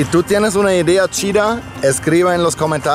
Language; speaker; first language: Spanish; non-native, fluent; German